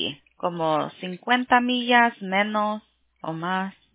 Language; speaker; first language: Spanish; early bilingual, heritage; Spanish